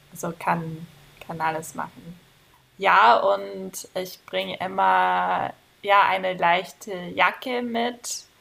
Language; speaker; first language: German; non-native, fluent; English